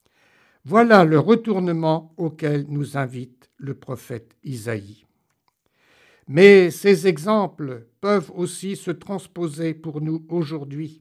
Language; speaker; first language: French; native; French